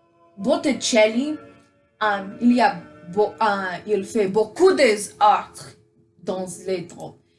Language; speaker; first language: French; non-native, learner; English